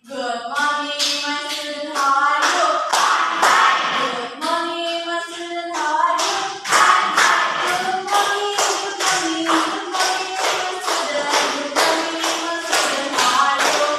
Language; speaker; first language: English; non-native, learner; Indonesian